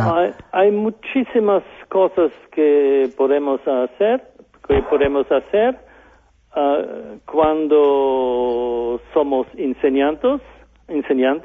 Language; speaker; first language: Spanish; non-native, fluent; German